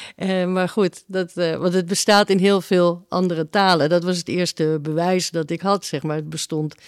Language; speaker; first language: Dutch; early bilingual, other home language; Spanish